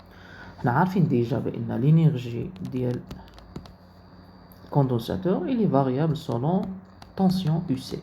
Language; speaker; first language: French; non-native, local second language; Arabic